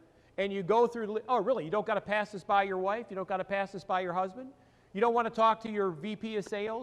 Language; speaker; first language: English; native; English